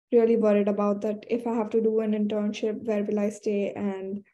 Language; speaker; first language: English; non-native, local second language; Hindi